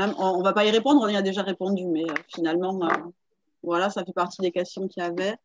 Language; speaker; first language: French; native; French